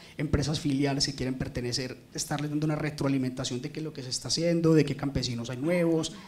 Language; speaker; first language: Spanish; native; Spanish